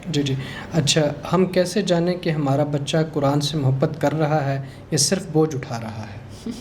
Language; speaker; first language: Urdu; native; Urdu